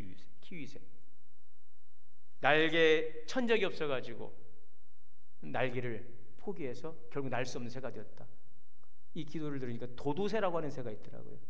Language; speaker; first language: Korean; native; Korean